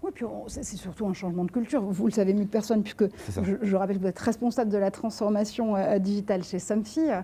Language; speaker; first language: French; native; French